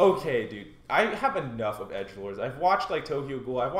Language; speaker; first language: English; native; English